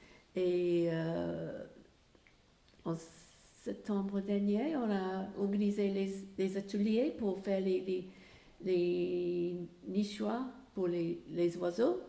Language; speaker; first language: French; non-native, fluent; English